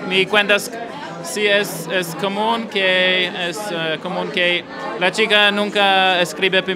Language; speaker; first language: Spanish; non-native, learner; English